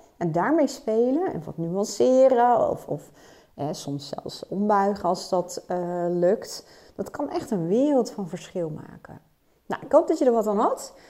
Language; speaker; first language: Dutch; native; Dutch